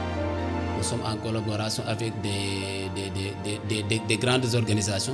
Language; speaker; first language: French; non-native, local second language; Wolof